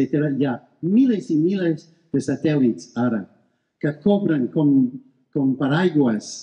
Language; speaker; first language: Catalan; non-native, fluent; English